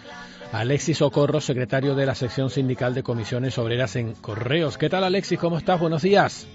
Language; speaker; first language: Spanish; native; Spanish